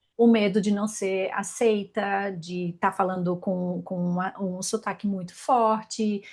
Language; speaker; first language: Portuguese; native; Portuguese